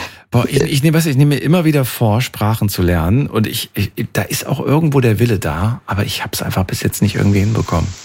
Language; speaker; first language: German; native; German